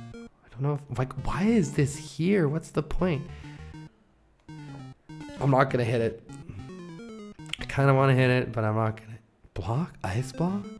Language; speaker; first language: English; native; English